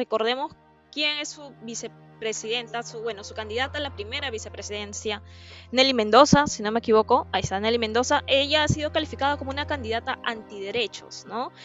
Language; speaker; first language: Spanish; native; Spanish